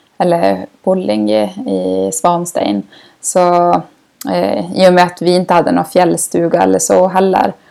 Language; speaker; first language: Swedish; native; Swedish